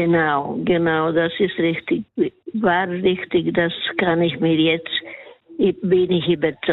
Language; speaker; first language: German; non-native, learner; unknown